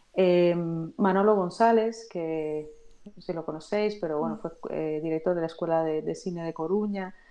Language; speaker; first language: Spanish; native; Spanish